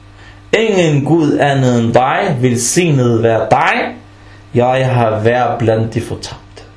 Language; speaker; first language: Danish; early bilingual, other home language; Arabic